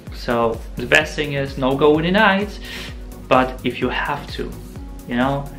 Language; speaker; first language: English; non-native, fluent; Russian